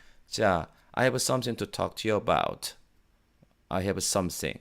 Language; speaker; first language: English; non-native, fluent; Korean